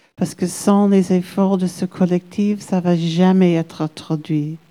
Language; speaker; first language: French; non-native, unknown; English